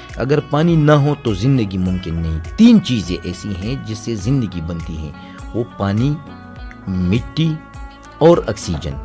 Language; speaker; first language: Urdu; non-native, local second language; Pashto